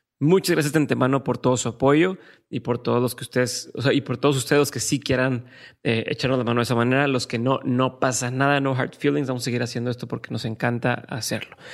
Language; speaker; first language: Spanish; native; Spanish